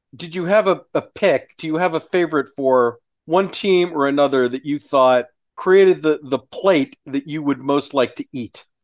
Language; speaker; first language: English; native; English